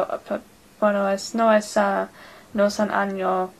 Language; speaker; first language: Spanish; non-native, learner; English